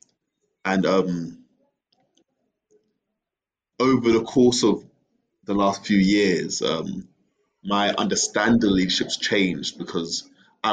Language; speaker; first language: English; native; English